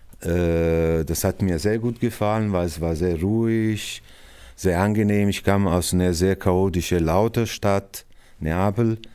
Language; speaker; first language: German; non-native, fluent; Italian